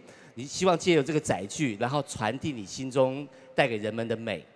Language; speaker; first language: Chinese; native; Chinese